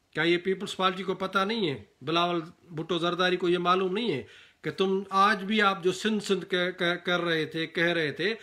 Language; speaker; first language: Urdu; non-native, local second language; Sindhi